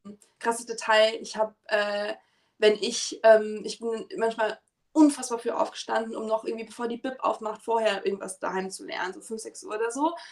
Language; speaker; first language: German; native; German